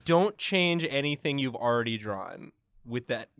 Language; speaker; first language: English; native; English